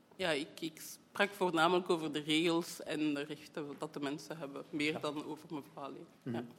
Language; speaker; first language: Dutch; native; Dutch